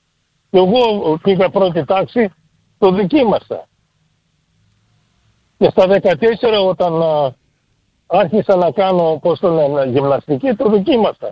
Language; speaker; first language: Greek; early bilingual, heritage; Greek